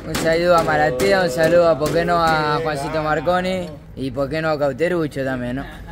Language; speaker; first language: Spanish; native; Spanish